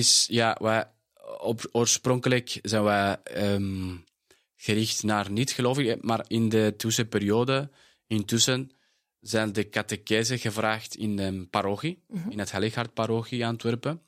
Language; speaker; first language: Dutch; non-native, fluent; Spanish